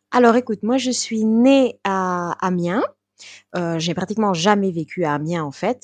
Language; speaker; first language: French; early bilingual, heritage; French